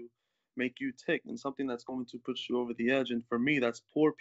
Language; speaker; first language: English; native; English